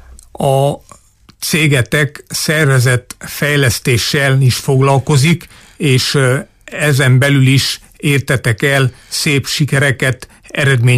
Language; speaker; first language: Hungarian; native; Hungarian